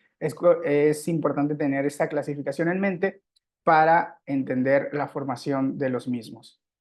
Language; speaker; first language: Spanish; native; Spanish